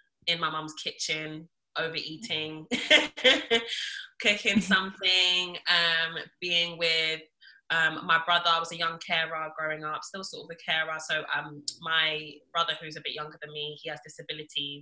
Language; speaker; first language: English; early bilingual, other home language; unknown